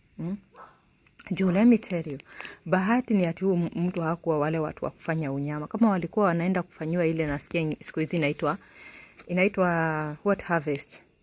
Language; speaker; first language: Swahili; native; Swahili